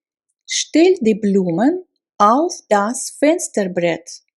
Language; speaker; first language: German; non-native, fluent; Russian